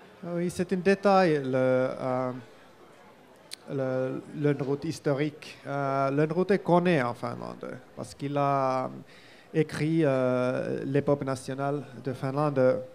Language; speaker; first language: French; non-native, learner; Finnish